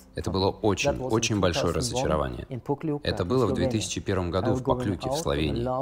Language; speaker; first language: Russian; non-native, fluent; Norwegian